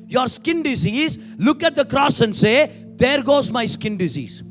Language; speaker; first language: English; non-native, local second language; Tamil